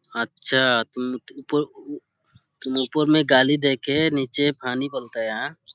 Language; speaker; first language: Hindi; non-native, learner; Bangla